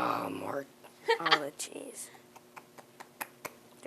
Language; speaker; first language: English; native; English